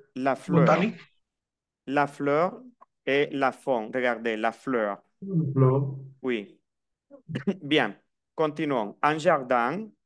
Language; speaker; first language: Spanish; native; Spanish